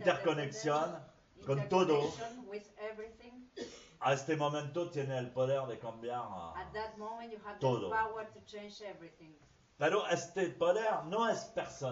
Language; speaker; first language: Spanish; non-native, fluent; French